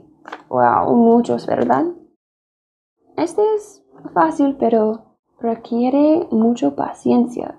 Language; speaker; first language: Spanish; non-native, fluent; English